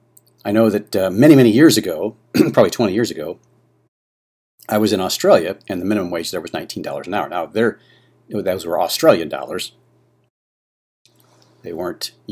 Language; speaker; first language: English; native; English